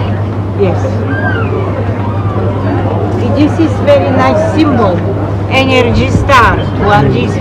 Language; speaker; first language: English; non-native, learner; Bulgarian